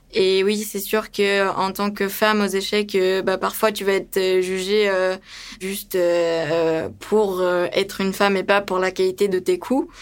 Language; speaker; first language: French; early bilingual, other home language; Romanian